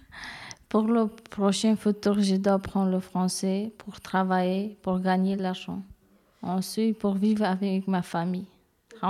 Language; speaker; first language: French; non-native, learner; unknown